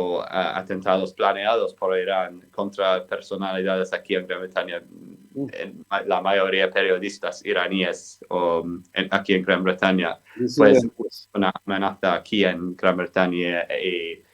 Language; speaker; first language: Spanish; non-native, fluent; English